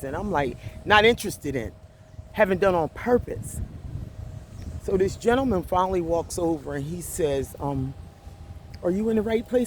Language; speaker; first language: English; native; English